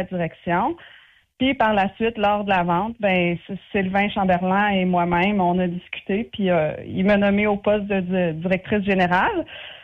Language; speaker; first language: French; native; French